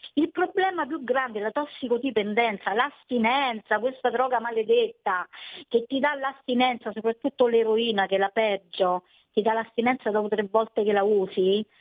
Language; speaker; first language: Italian; native; Italian